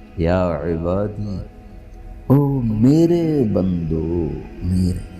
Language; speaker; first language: Urdu; non-native, local second language; Punjabi